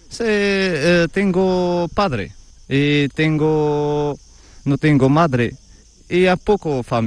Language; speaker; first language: Spanish; non-native, learner; Arabic